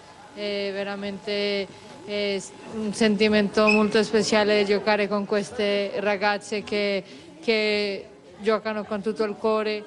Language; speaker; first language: Italian; non-native, fluent; Spanish